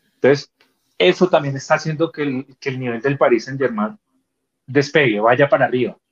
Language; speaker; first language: Spanish; native; Spanish